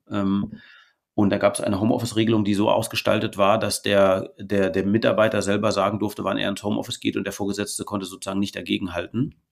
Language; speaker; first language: German; native; German